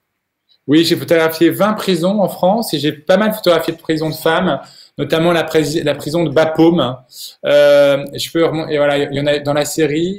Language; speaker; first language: French; native; French